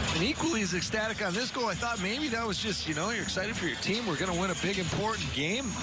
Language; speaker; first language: English; native; English